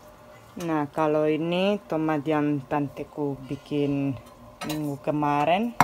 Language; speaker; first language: Indonesian; non-native, fluent; Spanish